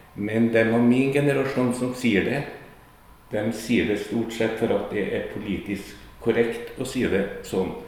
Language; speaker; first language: Norwegian; native; Norwegian